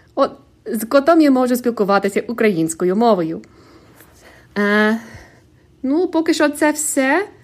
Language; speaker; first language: Ukrainian; non-native, fluent; English